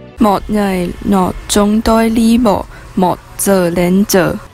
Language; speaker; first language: Vietnamese; non-native, learner; Chinese